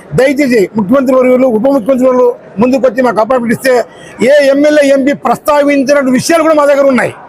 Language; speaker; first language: Telugu; non-native, local second language; Lambadi